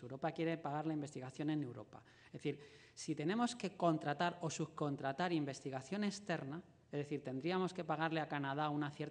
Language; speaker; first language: Spanish; native; Spanish